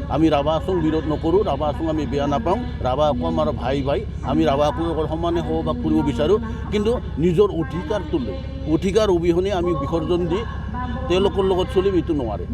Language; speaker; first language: Assamese; non-native, local second language; Bodo